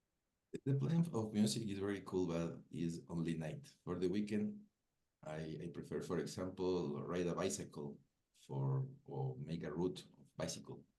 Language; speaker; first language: English; non-native, learner; Spanish